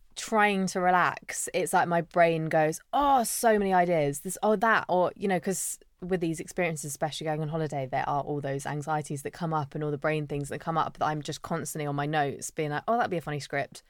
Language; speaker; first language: English; native; English